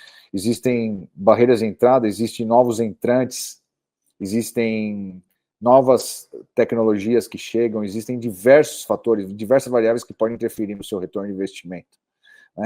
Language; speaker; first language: Portuguese; native; Portuguese